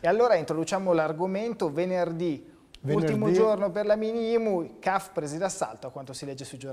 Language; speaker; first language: Italian; native; Italian